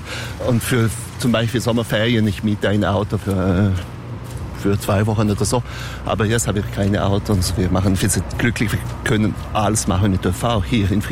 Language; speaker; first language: German; non-native, local second language; French